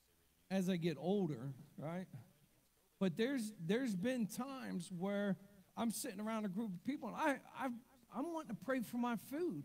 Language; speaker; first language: English; native; English